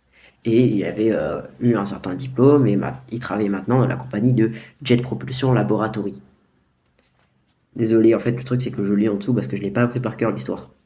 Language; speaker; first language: French; native; French